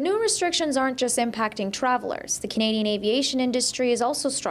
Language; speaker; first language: English; native; English